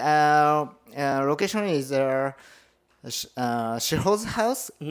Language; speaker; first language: English; non-native, learner; Japanese